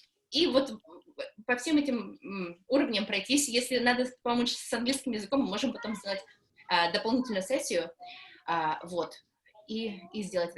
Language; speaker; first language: Russian; native; Russian